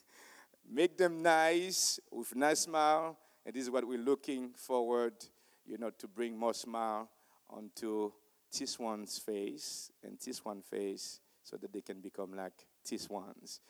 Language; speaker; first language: English; non-native, fluent; Haitian Creole